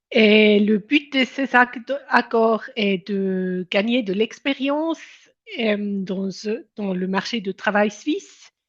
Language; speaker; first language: French; non-native, local second language; German